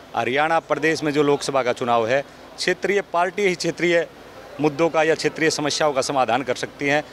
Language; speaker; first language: Hindi; native; Hindi